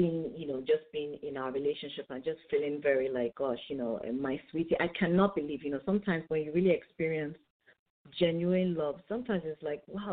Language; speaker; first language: English; non-native, local second language; Yoruba